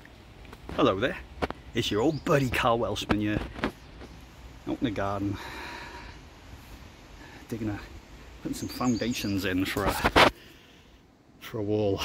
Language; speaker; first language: English; native; English